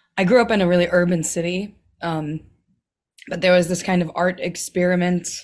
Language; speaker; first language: English; native; English